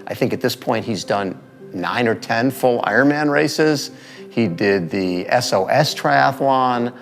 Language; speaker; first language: English; native; English